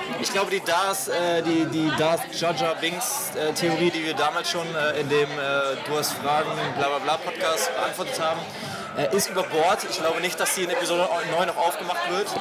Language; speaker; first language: German; native; German